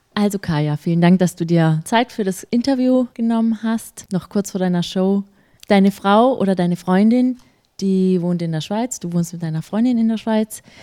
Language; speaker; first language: German; native; German